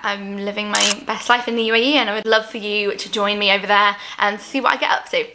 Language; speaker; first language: English; native; English